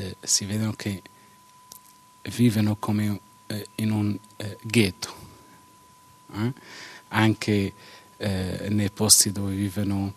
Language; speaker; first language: Italian; non-native, fluent; Arabic